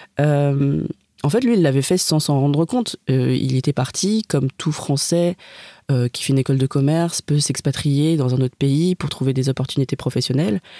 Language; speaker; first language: French; native; French